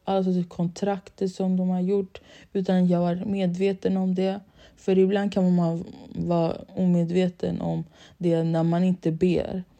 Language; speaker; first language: Swedish; early bilingual, other home language; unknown